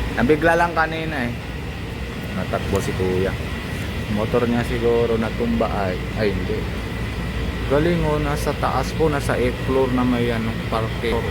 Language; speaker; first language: Filipino; non-native, local second language; Bikol